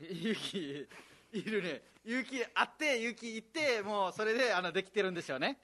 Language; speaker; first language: Japanese; non-native, fluent; Nepali